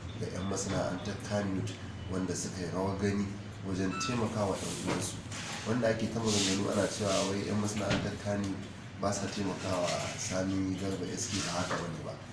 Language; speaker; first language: Hausa; native; Hausa